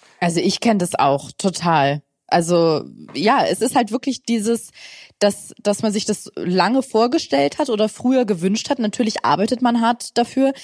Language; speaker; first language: German; native; German